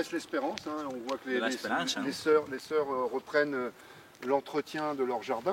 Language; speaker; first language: French; native; French